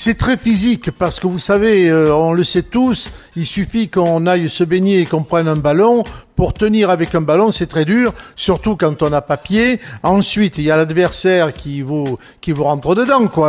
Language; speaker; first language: French; native; French